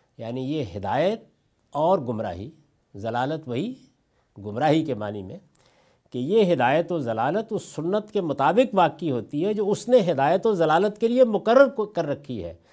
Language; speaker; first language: Urdu; non-native, local second language; Punjabi